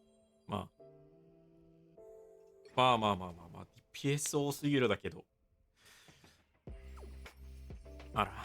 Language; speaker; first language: Japanese; non-native, learner; English